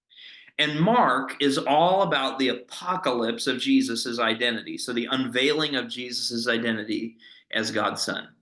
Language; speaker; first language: English; native; English